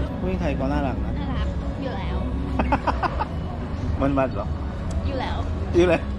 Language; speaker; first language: Thai; non-native, fluent; Korean